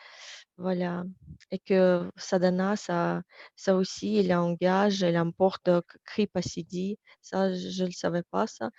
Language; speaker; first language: French; non-native, fluent; Russian